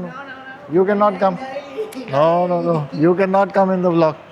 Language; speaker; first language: English; non-native, fluent; Urdu